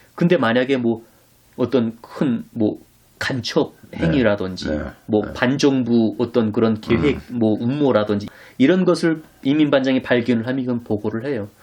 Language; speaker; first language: Korean; native; Korean